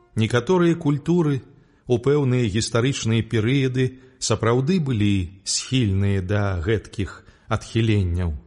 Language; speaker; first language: Belarusian; native; Belarusian